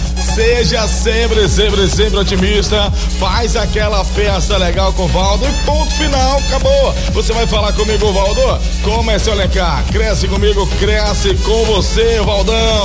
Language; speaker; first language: Portuguese; native; Portuguese